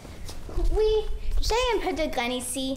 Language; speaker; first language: French; non-native, learner; English